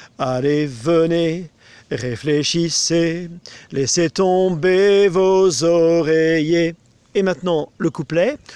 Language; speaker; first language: French; native; French